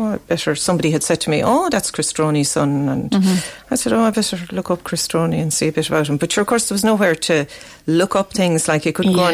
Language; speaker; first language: English; native; English